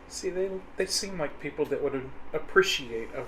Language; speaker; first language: English; native; English